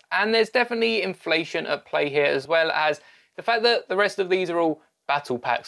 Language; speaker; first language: English; native; English